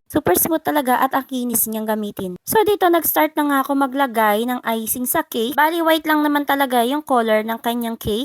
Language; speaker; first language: Filipino; native; Filipino